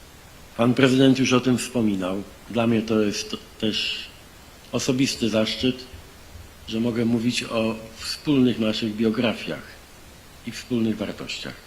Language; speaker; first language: Polish; native; Polish